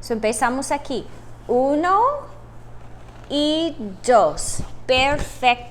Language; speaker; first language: Spanish; non-native, fluent; English